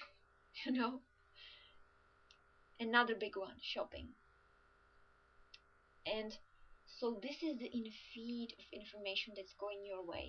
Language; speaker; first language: English; non-native, fluent; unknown